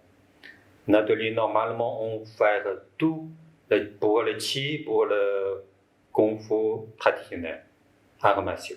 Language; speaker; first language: French; non-native, learner; Chinese